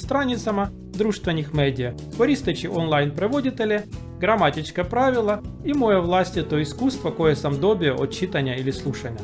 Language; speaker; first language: Croatian; non-native, learner; Russian